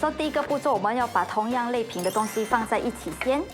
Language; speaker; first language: Chinese; native; Chinese